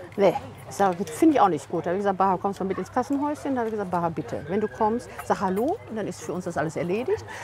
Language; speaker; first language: German; native; German